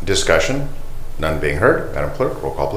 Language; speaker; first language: English; native; English